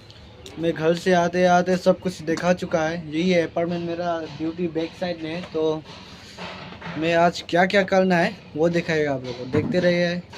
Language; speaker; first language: Hindi; non-native, local second language; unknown